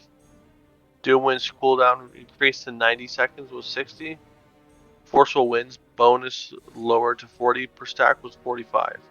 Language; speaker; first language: English; native; English